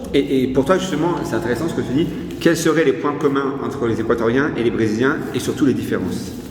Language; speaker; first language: French; native; French